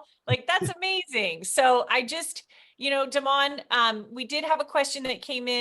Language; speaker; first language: English; native; English